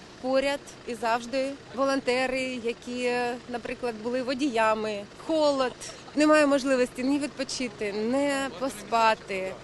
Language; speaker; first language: Ukrainian; non-native, local second language; Russian